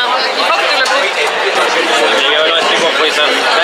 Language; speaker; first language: French; non-native, fluent; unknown